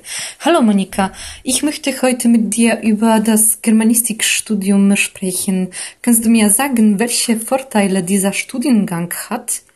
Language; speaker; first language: German; non-native, fluent; Polish